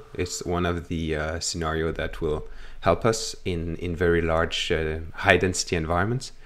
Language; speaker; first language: English; non-native, fluent; French